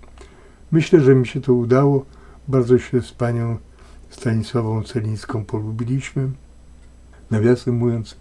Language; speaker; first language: Polish; native; Polish